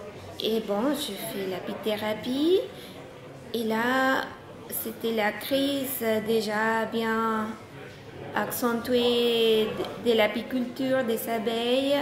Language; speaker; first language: French; non-native, fluent; Spanish